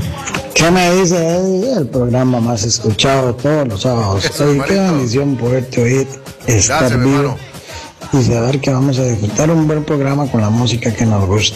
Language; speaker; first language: Spanish; native; Spanish